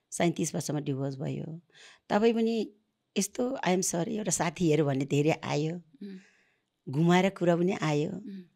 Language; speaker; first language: Nepali; non-native, local second language; Sherpa